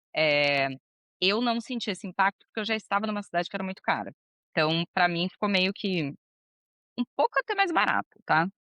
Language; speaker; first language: Portuguese; native; Portuguese